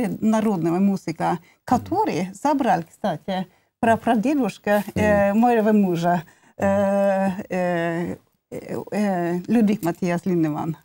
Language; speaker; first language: Russian; non-native, learner; Norwegian